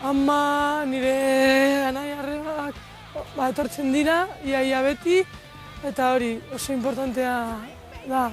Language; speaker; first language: Basque; non-native, local second language; Spanish